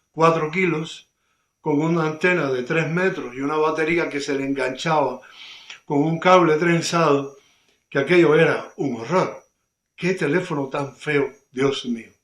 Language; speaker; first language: Spanish; native; Spanish